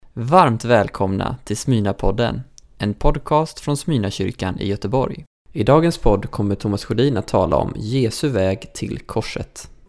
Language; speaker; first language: Swedish; native; Swedish